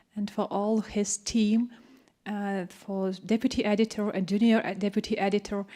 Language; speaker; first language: English; non-native, fluent; Ukrainian